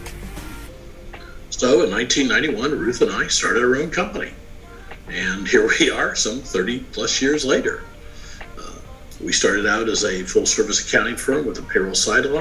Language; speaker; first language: English; native; English